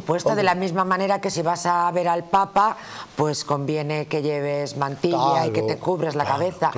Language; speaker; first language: Spanish; native; Spanish